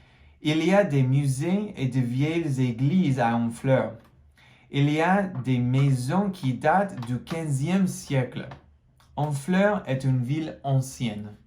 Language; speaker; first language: French; non-native, fluent; English